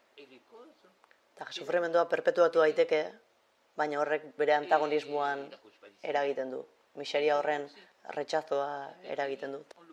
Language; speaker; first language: Basque; native; Basque